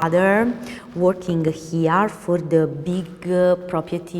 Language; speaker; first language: English; non-native, learner; Italian